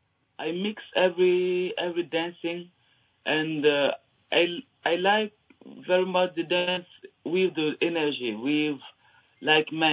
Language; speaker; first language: English; non-native, learner; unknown